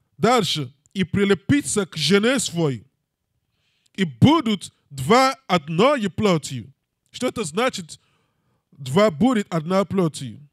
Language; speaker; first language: Russian; non-native, learner; English